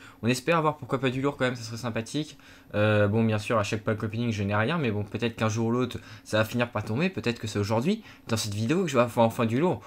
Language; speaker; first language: French; native; French